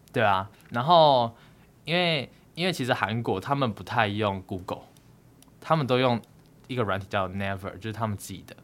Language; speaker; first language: Chinese; native; Chinese